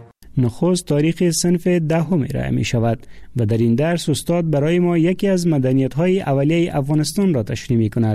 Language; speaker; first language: Persian; native; Persian